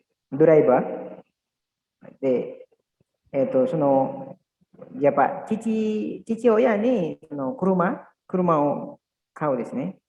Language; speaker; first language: Japanese; non-native, learner; Indonesian